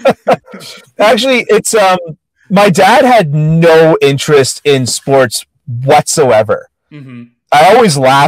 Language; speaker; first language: English; native; English